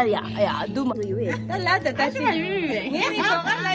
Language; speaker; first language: Dutch; non-native, learner; Tibetan